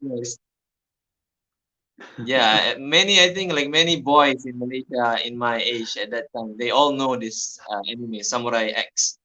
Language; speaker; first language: English; non-native, fluent; Malay